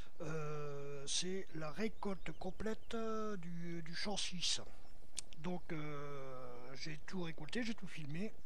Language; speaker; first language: French; native; French